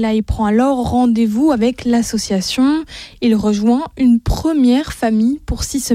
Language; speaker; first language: French; native; French